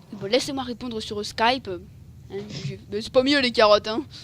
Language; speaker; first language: French; native; French